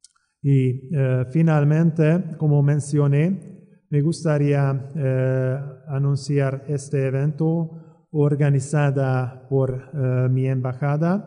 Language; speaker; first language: Spanish; non-native, fluent; Hungarian